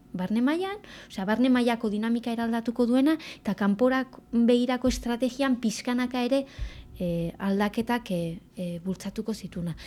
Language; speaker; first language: Basque; native; Basque